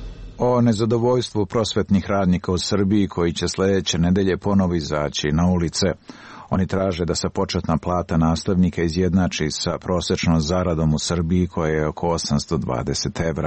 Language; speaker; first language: Serbian; native; Serbian